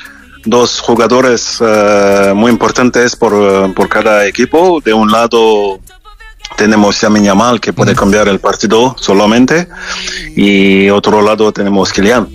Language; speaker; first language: Spanish; non-native, fluent; French